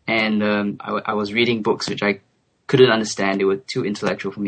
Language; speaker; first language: English; native; English